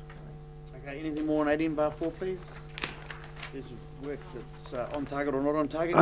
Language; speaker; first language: English; native; English